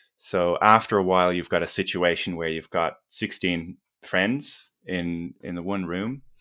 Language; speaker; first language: English; native; English